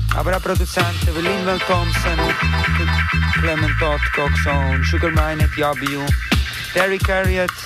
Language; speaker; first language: German; native; German